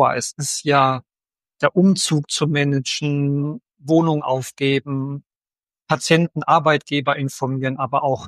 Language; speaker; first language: German; native; German